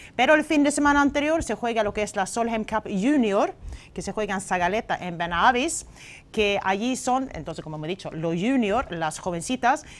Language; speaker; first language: Spanish; non-native, fluent; Swedish